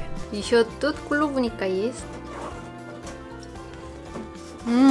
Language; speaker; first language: Russian; non-native, fluent; Korean